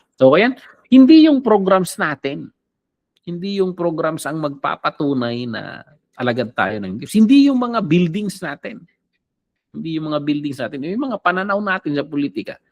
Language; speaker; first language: Filipino; non-native, local second language; Iloko